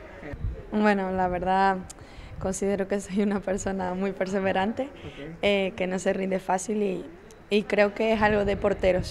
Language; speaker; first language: Spanish; native; Spanish